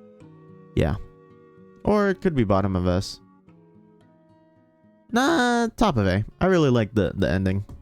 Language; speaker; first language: English; native; English